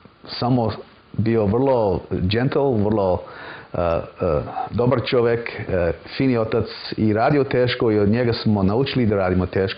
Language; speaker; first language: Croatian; early bilingual, heritage; English